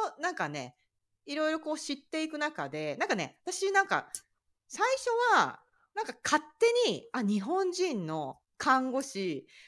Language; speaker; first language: Japanese; native; Japanese